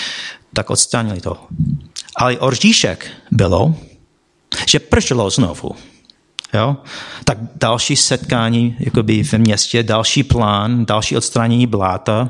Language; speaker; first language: Czech; non-native, fluent; English